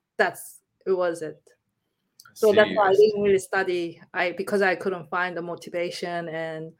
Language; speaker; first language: English; non-native, learner; Korean